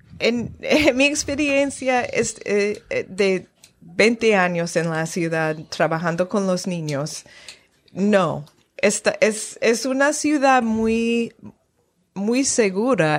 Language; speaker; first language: Spanish; non-native, fluent; English